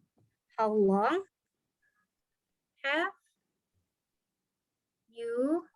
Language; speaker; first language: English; non-native, learner; Indonesian